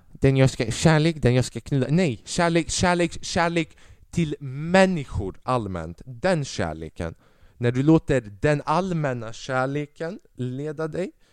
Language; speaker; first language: Swedish; early bilingual, other home language; Albanian